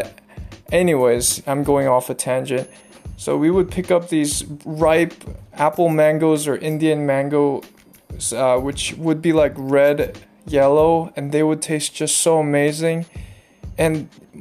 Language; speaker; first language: English; non-native, local second language; Korean